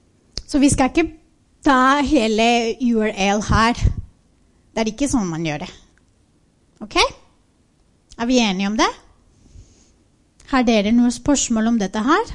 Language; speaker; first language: Norwegian; non-native, fluent; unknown